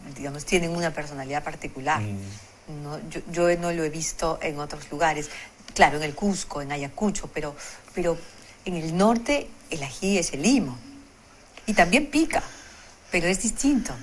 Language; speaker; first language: Spanish; native; Spanish